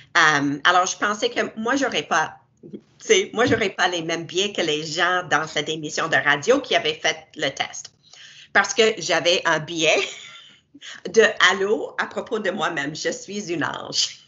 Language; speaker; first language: French; native; French